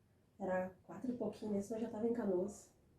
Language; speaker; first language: Portuguese; native; Portuguese